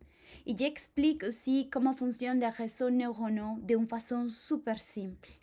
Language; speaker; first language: French; non-native, fluent; Spanish